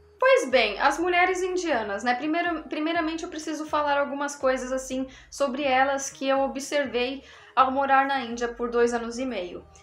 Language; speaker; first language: Portuguese; native; Portuguese